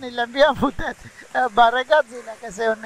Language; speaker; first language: French; non-native, learner; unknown